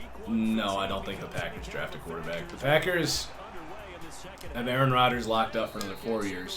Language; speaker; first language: English; native; English